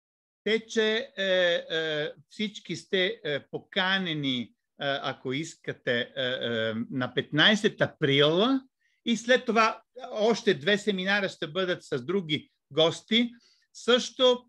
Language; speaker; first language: Bulgarian; non-native, fluent; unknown